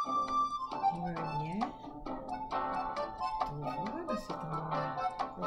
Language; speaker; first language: French; non-native, local second language; Haitian Creole